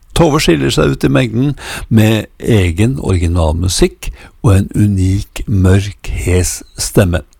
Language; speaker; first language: Norwegian; native; Norwegian